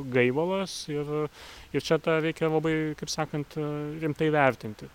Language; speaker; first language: Lithuanian; native; Lithuanian